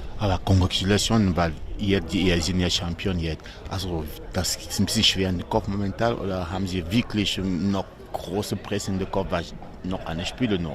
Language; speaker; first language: German; non-native, learner; French